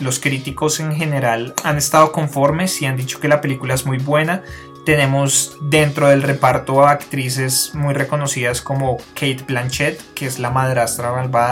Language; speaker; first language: Spanish; native; Spanish